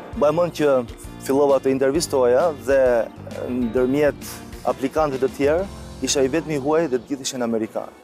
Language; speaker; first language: Albanian; native; Albanian